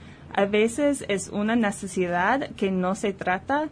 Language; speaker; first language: Spanish; early bilingual, heritage; Spanish